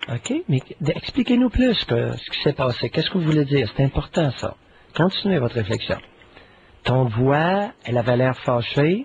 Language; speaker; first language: French; native; French